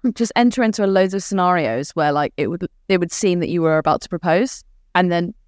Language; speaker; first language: English; early bilingual, other home language; Italian